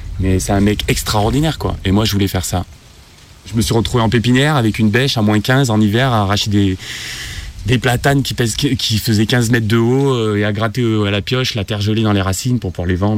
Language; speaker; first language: French; native; French